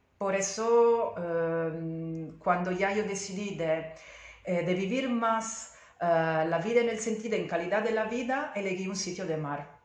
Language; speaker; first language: Spanish; non-native, fluent; Italian